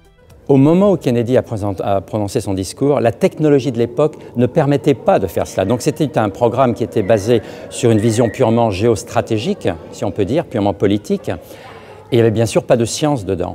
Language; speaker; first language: French; native; French